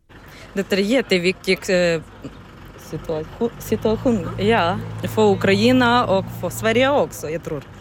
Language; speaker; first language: Swedish; non-native, learner; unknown